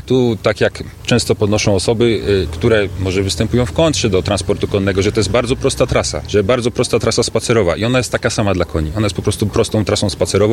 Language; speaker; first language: Polish; native; Polish